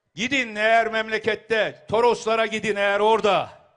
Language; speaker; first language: Turkish; native; Turkish